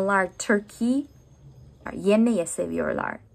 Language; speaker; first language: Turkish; non-native, learner; English